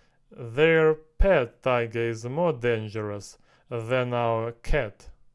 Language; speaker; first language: English; non-native, learner; Russian